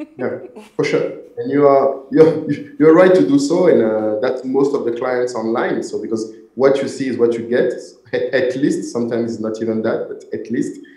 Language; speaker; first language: English; non-native, fluent; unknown